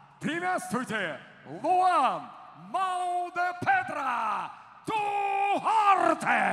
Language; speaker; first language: Russian; native; Russian